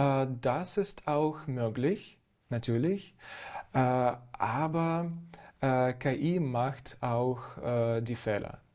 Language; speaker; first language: German; non-native, fluent; Ukrainian